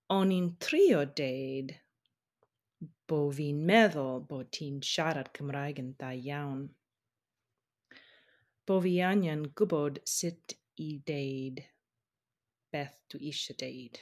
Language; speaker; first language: Welsh; non-native, learner; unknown